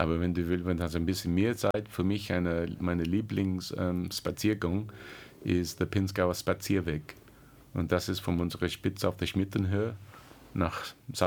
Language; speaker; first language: German; non-native, learner; English